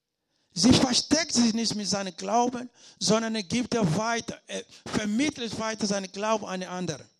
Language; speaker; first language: German; non-native, learner; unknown